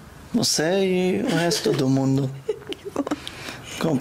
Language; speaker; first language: Portuguese; non-native, learner; German